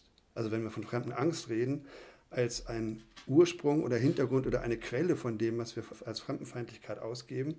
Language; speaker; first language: German; native; German